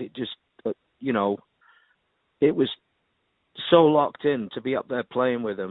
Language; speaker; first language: English; native; English